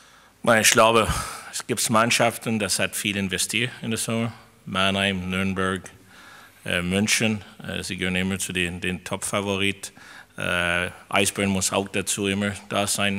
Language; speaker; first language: German; non-native, fluent; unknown